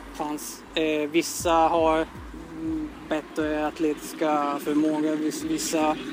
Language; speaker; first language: Swedish; non-native, fluent; Italian